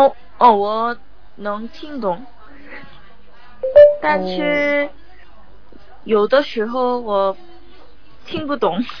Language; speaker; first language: Chinese; non-native, learner; Korean